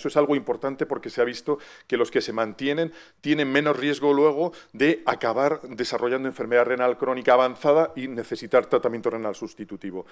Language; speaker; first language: Spanish; native; Spanish